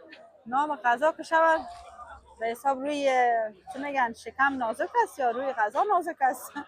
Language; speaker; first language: Persian; native; Persian